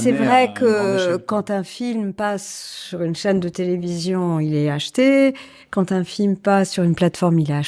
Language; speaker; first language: French; native; French